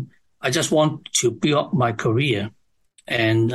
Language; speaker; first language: English; non-native, local second language; Cantonese